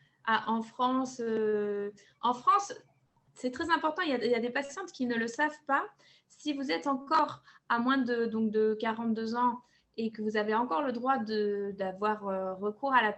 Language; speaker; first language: French; native; French